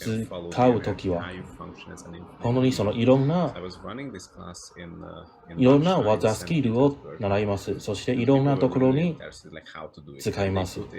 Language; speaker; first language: Japanese; non-native, learner; English